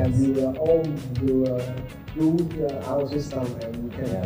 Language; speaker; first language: English; non-native, learner; Vietnamese